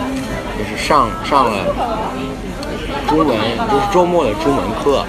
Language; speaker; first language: Chinese; early bilingual, heritage; Japanese